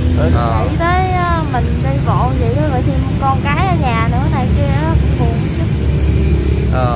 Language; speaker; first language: Vietnamese; native; Vietnamese